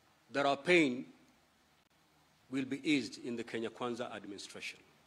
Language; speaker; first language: English; non-native, local second language; Giryama